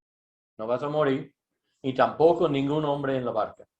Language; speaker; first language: Spanish; non-native, learner; English